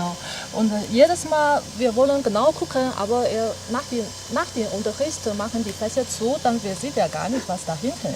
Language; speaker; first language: German; non-native, fluent; Chinese